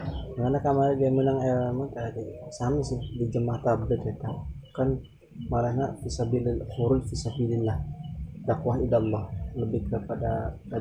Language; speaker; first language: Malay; non-native, local second language; Sundanese